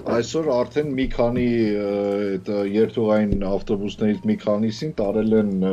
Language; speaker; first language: Armenian; native; Armenian